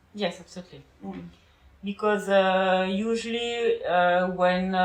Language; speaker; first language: English; non-native, learner; French